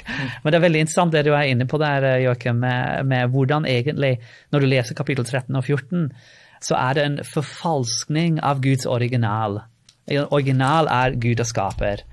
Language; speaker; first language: Norwegian; non-native, fluent; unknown